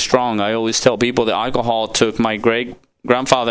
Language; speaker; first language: English; non-native, fluent; Spanish